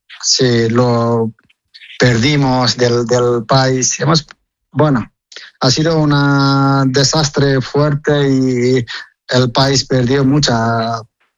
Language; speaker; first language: Spanish; non-native, learner; Nepali